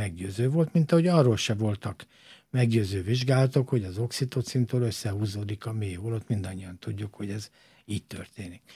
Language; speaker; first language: Hungarian; native; Hungarian